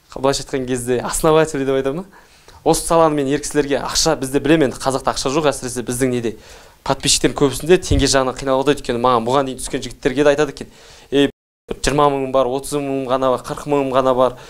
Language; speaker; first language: Kazakh; native; Kazakh